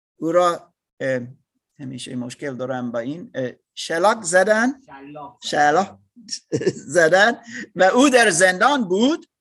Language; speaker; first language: Persian; non-native, learner; English